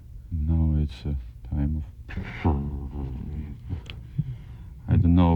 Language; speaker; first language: English; non-native, learner; Russian